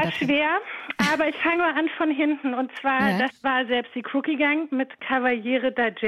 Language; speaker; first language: German; native; German